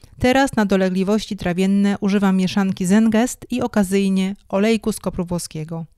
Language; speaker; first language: Polish; native; Polish